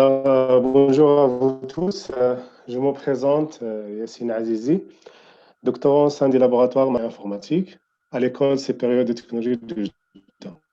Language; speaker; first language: French; non-native, local second language; Arabic